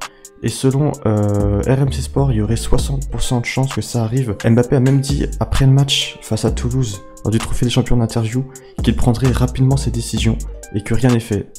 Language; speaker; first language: French; native; French